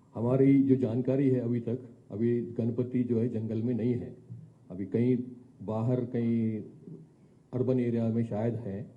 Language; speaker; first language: Hindi; non-native, local second language; Telugu